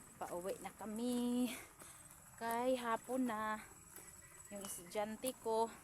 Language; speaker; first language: Filipino; non-native, local second language; Cebuano